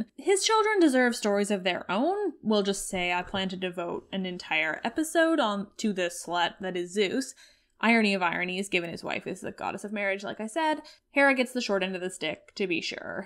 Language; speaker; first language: English; native; English